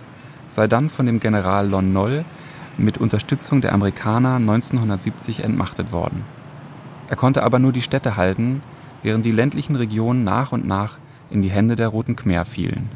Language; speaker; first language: German; native; German